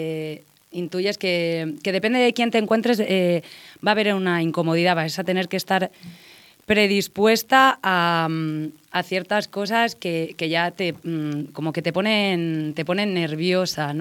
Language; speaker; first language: Spanish; native; Spanish